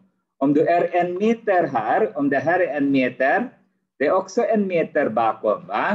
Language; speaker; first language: Swedish; non-native, fluent; Arabic